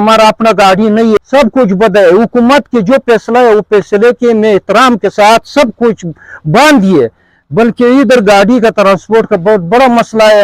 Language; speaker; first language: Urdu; non-native, learner; Pashto